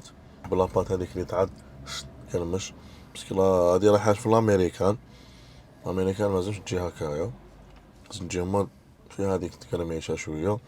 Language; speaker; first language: Arabic; native; Arabic